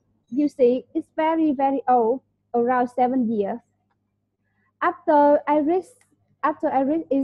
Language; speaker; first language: English; non-native, learner; Vietnamese